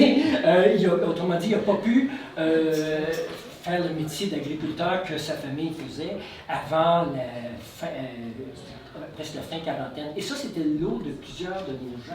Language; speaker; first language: French; native; French